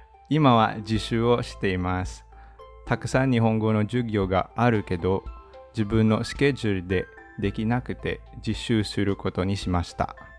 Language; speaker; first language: Japanese; non-native, fluent; Filipino